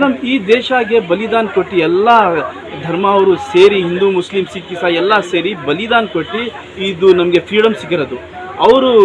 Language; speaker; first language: Kannada; non-native, local second language; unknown